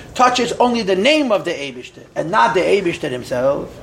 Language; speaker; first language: English; native; English